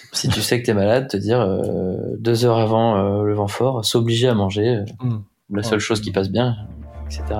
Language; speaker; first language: French; native; French